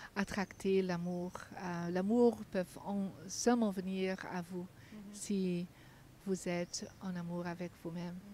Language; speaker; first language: French; non-native, fluent; Dutch